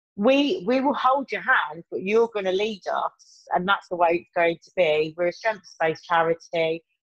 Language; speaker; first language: English; native; English